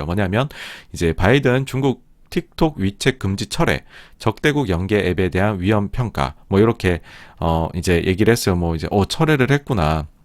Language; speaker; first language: Korean; native; Korean